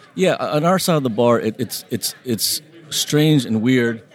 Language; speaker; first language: English; early bilingual, other home language; Vietnamese